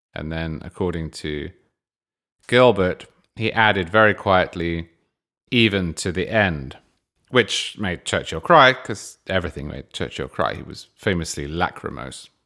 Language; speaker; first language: English; native; English